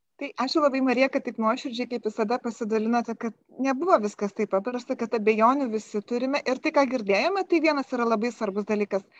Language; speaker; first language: Lithuanian; native; Lithuanian